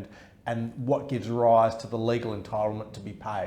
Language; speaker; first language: English; native; English